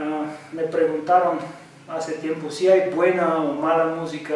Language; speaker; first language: Spanish; non-native, fluent; Bulgarian